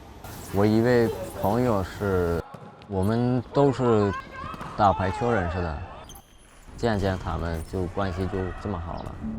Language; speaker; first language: Chinese; non-native, learner; Turkmen